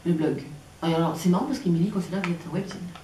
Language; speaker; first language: French; native; French